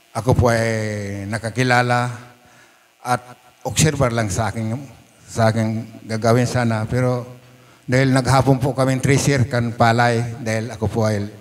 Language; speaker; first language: Filipino; non-native, local second language; Bikol